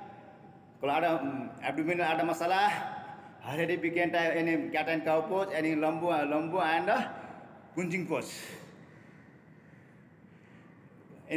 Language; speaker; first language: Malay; non-native, learner; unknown